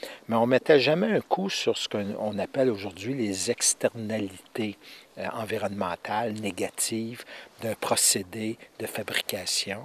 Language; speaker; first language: French; native; French